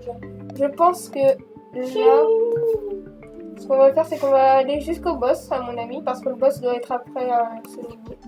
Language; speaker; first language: French; native; French